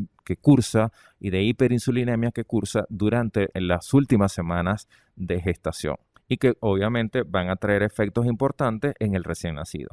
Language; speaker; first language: Spanish; native; Spanish